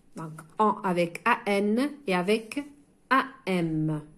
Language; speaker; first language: French; non-native, local second language; Arabic